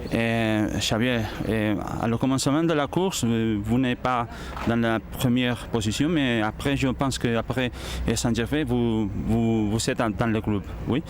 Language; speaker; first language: French; non-native, learner; Spanish